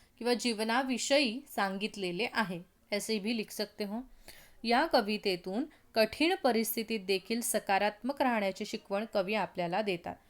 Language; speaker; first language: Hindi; non-native, local second language; Marathi